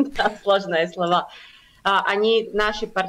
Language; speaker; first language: Russian; non-native, local second language; Latvian